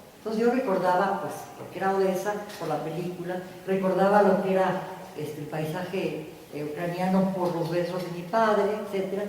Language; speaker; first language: Spanish; native; Spanish